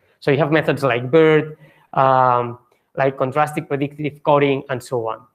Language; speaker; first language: English; non-native, fluent; Catalan